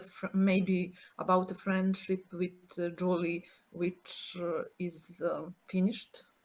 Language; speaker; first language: English; non-native, learner; Serbian